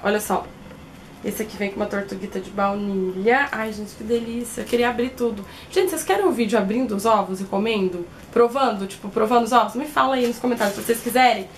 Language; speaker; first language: Portuguese; native; Portuguese